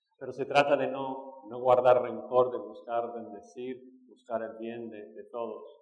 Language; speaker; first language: Spanish; non-native, fluent; English